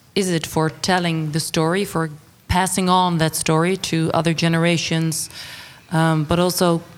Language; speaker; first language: English; non-native, fluent; Dutch